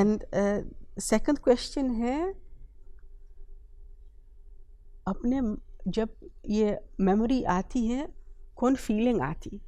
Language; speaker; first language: Hindi; early bilingual, heritage; Dutch